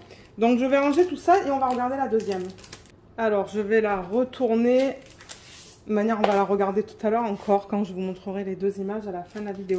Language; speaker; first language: French; native; French